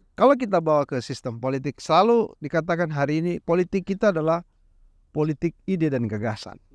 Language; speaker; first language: Indonesian; native; Indonesian